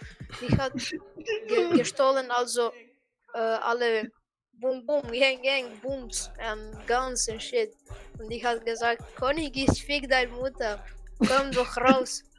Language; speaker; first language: German; non-native, learner; Croatian